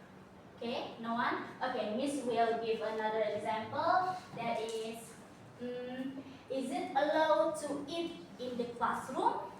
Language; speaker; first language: English; non-native, learner; Indonesian